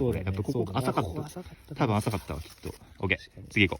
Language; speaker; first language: Japanese; native; Japanese